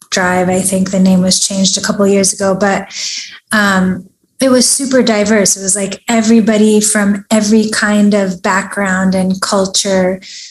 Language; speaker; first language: English; early bilingual, other home language; Persian